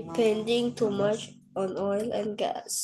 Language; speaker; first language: English; non-native, learner; Indonesian